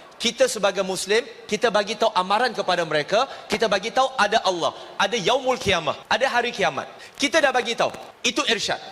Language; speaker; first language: Malay; non-native, local second language; Chinese